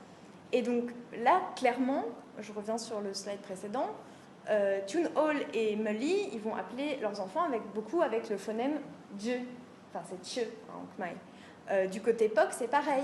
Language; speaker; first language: French; native; French